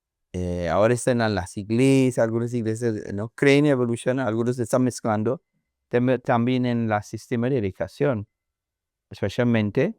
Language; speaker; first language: Spanish; non-native, learner; English